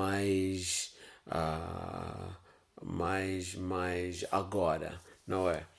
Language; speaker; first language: Portuguese; non-native, learner; English